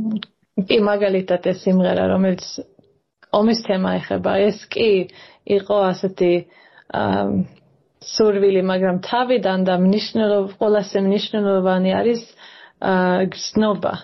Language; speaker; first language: Georgian; early bilingual, heritage; Swedish